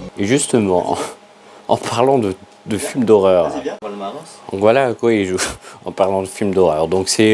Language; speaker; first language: French; native; French